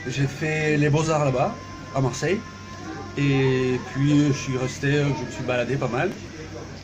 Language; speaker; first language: French; early bilingual, heritage; French